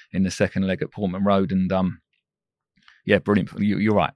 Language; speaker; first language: English; native; English